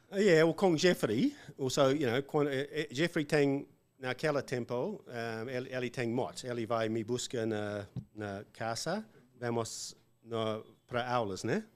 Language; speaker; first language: Portuguese; non-native, learner; English